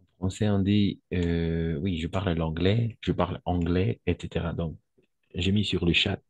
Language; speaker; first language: French; non-native, fluent; Spanish